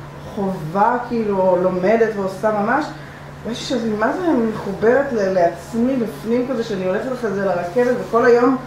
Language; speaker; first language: Hebrew; native; Hebrew